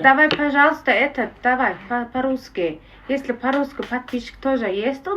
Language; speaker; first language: Russian; non-native, learner; Turkmen